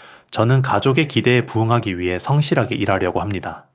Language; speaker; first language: Korean; non-native, fluent; Urdu